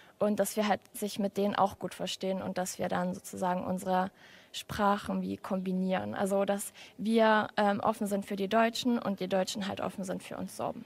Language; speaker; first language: German; non-native, local second language; Upper Sorbian